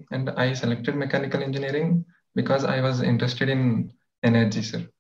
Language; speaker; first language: English; non-native, local second language; Telugu